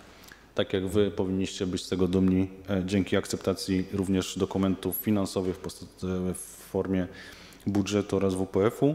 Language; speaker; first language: Polish; native; Polish